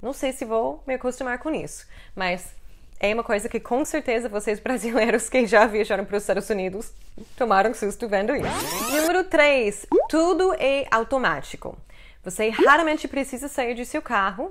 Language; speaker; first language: Portuguese; non-native, fluent; English